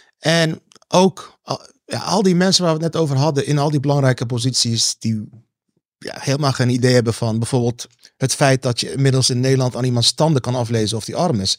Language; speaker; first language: Dutch; native; Dutch